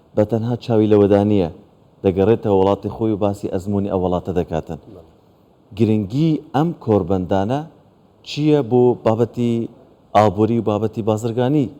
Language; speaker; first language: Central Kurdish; non-native, local second language; Kurdish